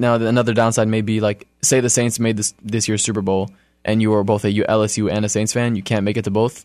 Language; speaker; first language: English; native; English